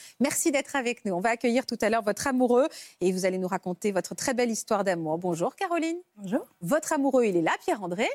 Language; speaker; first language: French; native; French